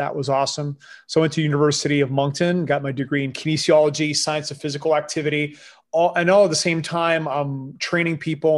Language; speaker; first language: English; non-native, fluent; French